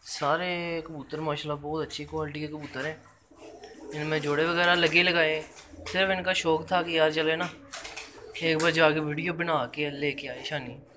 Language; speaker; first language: Urdu; non-native, local second language; Punjabi